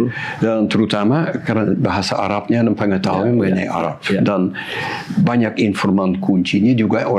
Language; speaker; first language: Indonesian; non-native, fluent; Dutch